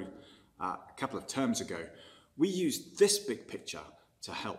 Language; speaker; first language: English; native; English